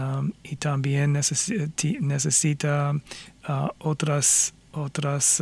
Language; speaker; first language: Spanish; non-native, fluent; English